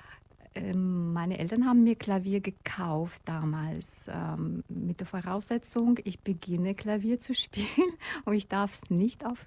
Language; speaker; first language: German; non-native, fluent; Russian